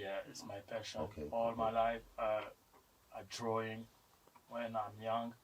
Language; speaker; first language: English; non-native, learner; French